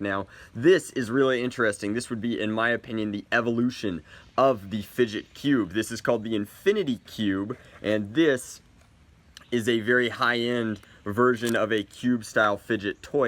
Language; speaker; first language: English; native; English